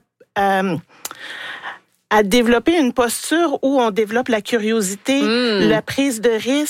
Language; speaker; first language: French; native; French